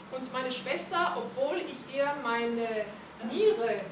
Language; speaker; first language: German; non-native, fluent; Hungarian